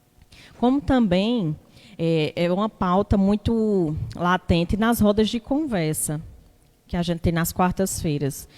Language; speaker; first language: Portuguese; native; Portuguese